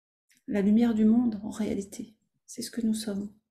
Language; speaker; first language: French; native; French